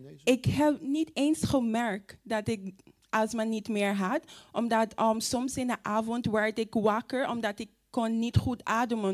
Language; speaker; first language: Dutch; non-native, fluent; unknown